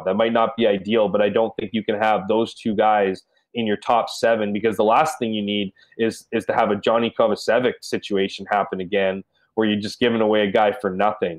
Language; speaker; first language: English; native; English